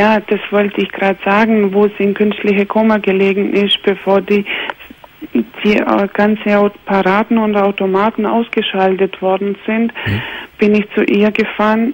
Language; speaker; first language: German; non-native, fluent; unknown